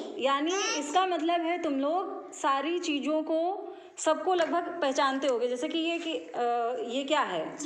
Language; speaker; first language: Hindi; native; Hindi